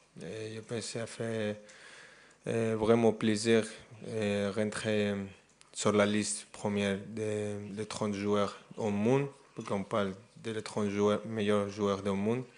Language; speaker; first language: French; non-native, fluent; Spanish